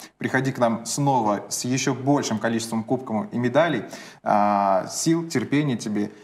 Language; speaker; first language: Russian; native; Russian